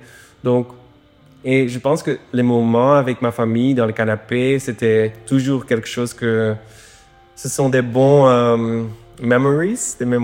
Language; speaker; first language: French; non-native, learner; Dutch